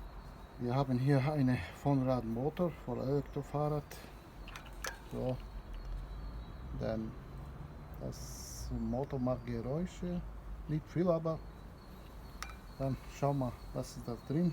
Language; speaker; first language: German; non-native, learner; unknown